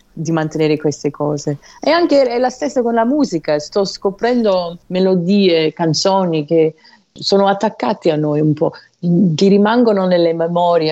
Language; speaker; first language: Italian; non-native, fluent; English